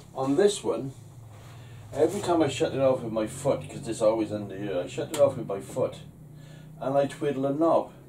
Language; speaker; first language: English; native; English